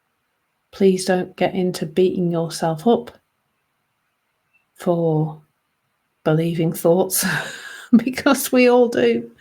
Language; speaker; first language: English; native; English